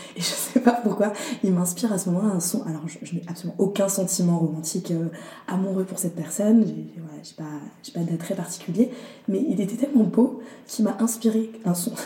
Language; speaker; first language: French; early bilingual, other home language; Arabic